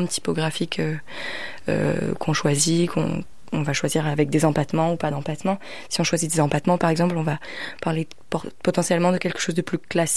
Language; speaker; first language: French; native; French